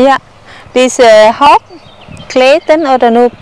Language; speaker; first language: German; non-native, learner; Vietnamese